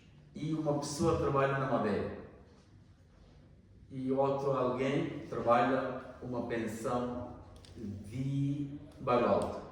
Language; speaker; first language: Portuguese; non-native, learner; Bangla